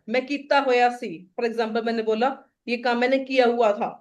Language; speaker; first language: Hindi; non-native, local second language; Punjabi